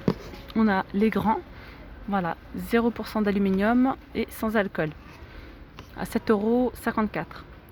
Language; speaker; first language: French; native; French